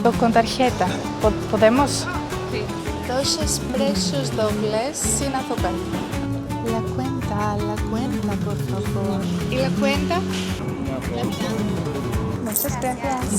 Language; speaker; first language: Spanish; non-native, learner; Greek